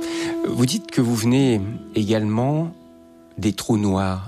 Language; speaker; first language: French; native; French